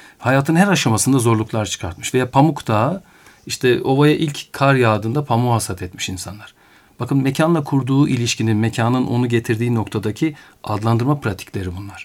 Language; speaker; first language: Turkish; native; Turkish